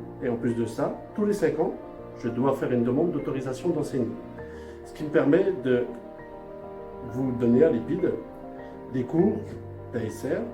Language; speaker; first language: French; native; French